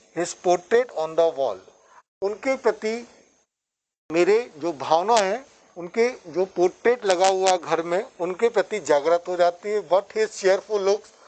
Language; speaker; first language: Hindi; native; Hindi